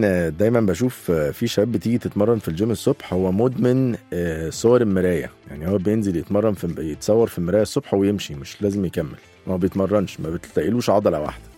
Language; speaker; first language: Arabic; native; Arabic